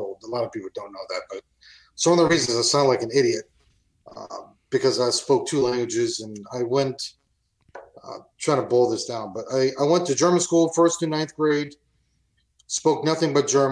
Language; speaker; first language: English; non-native, fluent; German